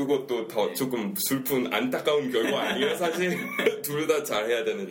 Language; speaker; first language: Korean; non-native, fluent; English